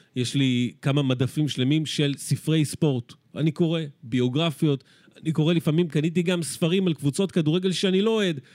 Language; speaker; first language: Hebrew; early bilingual, other home language; Spanish